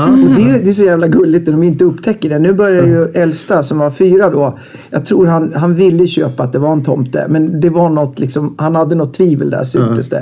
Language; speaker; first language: Swedish; native; Swedish